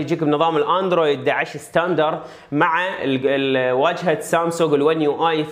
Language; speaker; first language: Arabic; native; Arabic